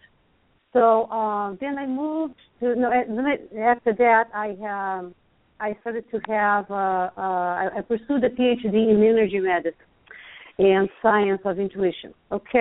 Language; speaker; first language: English; non-native, fluent; Portuguese